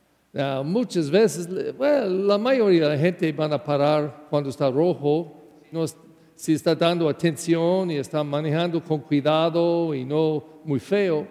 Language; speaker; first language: Spanish; non-native, learner; English